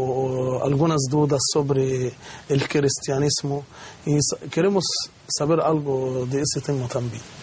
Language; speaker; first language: Spanish; non-native, learner; Arabic